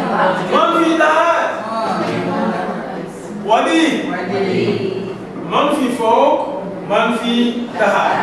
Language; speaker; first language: Arabic; non-native, fluent; Malay